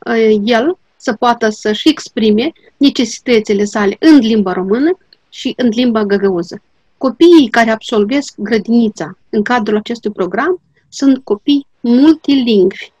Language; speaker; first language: Romanian; non-native, local second language; Gagauz